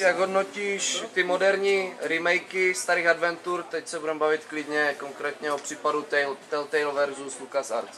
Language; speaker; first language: Czech; native; Czech